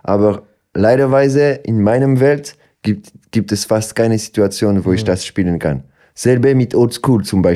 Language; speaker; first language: German; non-native, local second language; French